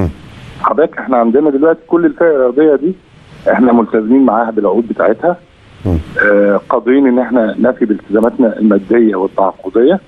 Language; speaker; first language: Arabic; native; Arabic